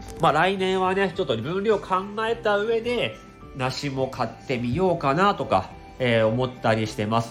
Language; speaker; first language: Japanese; native; Japanese